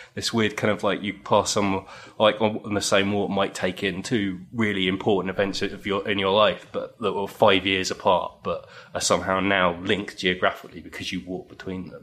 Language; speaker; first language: English; native; English